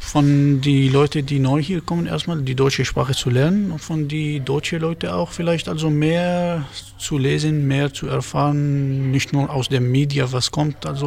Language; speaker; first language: German; non-native, learner; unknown